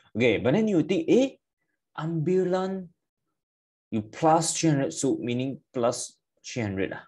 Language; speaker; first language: English; non-native, local second language; Malay